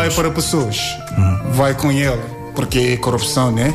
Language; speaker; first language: Portuguese; non-native, learner; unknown